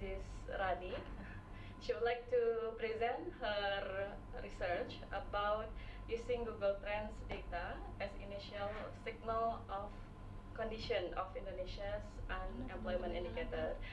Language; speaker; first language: English; non-native, local second language; Indonesian